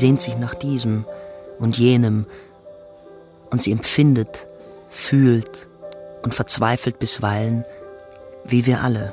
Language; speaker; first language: German; native; German